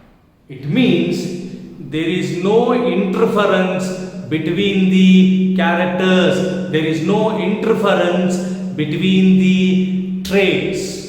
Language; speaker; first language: English; non-native, local second language; Hindi